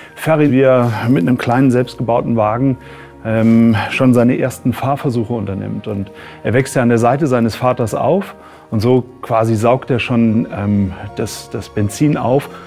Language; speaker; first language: German; native; German